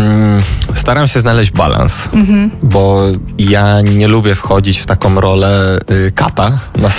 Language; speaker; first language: Polish; native; Polish